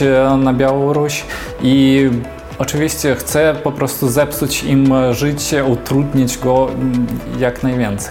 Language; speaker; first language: Polish; non-native, fluent; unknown